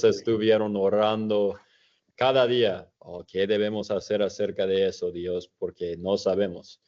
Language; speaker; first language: Spanish; non-native, fluent; English